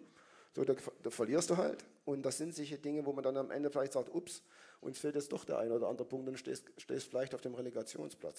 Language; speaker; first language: German; native; German